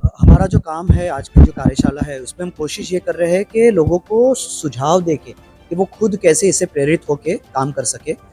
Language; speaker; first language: Hindi; non-native, local second language; Marathi